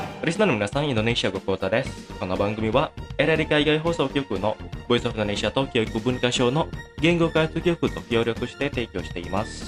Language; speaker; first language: Japanese; non-native, fluent; Indonesian